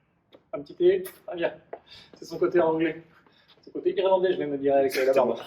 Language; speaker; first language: French; native; French